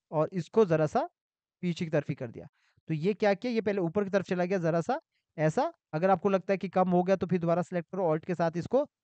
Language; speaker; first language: Hindi; native; Hindi